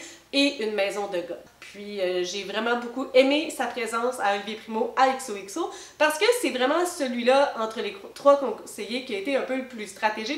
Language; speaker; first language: French; native; French